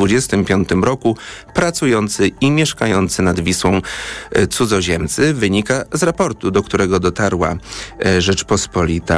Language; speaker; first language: Polish; native; Polish